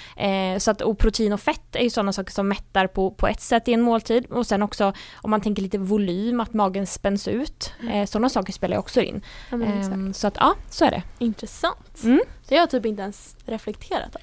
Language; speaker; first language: Swedish; native; Swedish